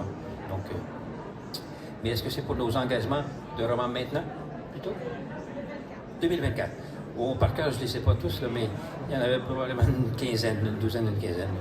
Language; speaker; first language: French; native; French